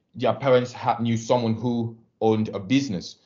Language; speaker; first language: English; non-native, local second language; Igbo